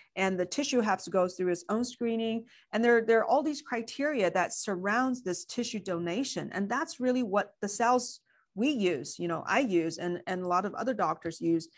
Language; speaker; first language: English; non-native, fluent; Chinese